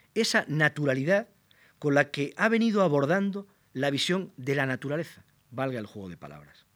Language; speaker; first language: Spanish; native; Spanish